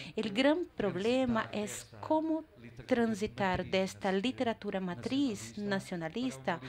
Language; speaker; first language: Spanish; non-native, fluent; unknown